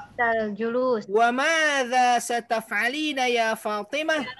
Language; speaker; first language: Arabic; non-native, fluent; Indonesian